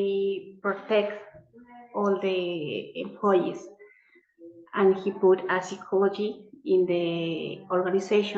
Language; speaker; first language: English; non-native, learner; Spanish